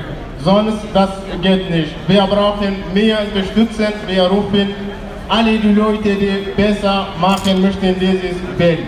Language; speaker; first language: German; non-native, learner; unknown